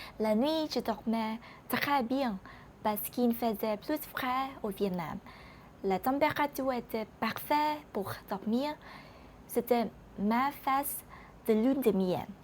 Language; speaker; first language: French; non-native, learner; Vietnamese